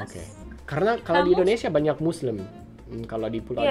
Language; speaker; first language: Indonesian; non-native, fluent; English